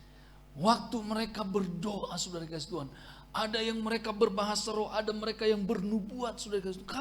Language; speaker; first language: Indonesian; native; Indonesian